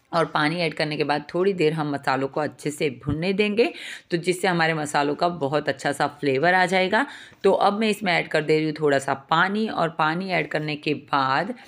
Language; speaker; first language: Hindi; non-native, local second language; Gujarati